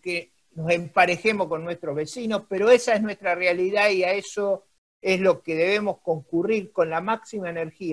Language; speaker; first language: Spanish; native; Spanish